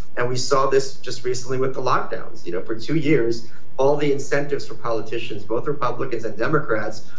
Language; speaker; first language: English; early bilingual, other home language; Ukrainian